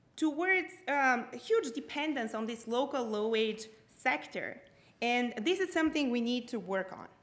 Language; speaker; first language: English; non-native, fluent; Bulgarian